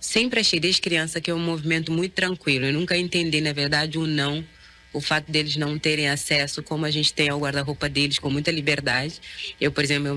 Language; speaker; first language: Portuguese; non-native, local second language; Kabuverdianu